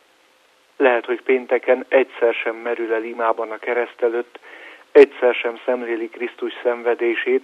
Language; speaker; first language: Hungarian; native; Hungarian